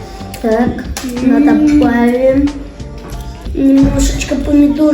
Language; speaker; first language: Russian; non-native, local second language; Kazakh